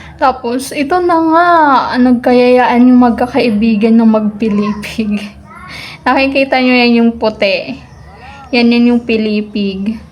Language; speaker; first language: Filipino; non-native, local second language; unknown